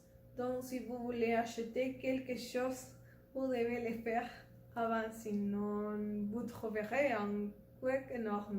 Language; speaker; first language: French; non-native, learner; Spanish